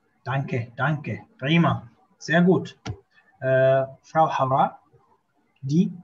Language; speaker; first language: German; non-native, fluent; Arabic